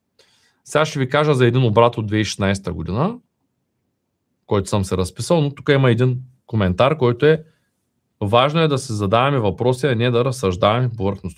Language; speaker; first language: Bulgarian; native; Bulgarian